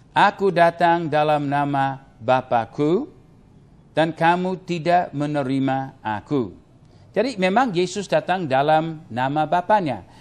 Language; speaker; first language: Indonesian; non-native, fluent; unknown